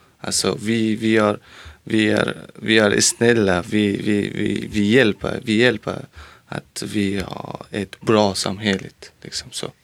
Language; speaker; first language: Swedish; non-native, learner; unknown